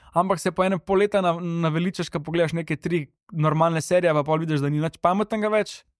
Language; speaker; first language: Slovenian; non-native, local second language; Serbian